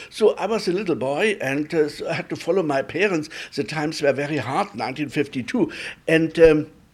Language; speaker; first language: English; early bilingual, other home language; Polish